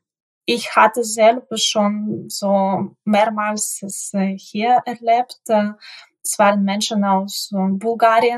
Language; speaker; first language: German; non-native, fluent; Ukrainian